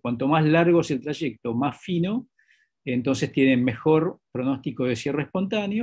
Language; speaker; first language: Spanish; native; Spanish